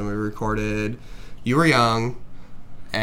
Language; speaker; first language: English; native; English